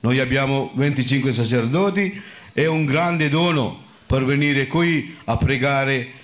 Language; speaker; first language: Italian; non-native, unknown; Sinhala